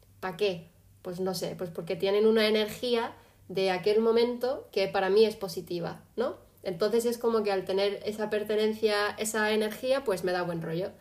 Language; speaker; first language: Spanish; early bilingual, other home language; English